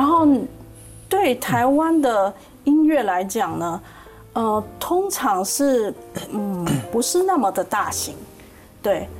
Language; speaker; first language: Chinese; native; Chinese